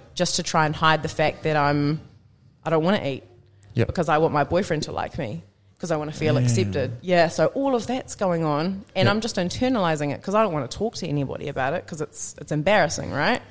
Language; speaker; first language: English; native; English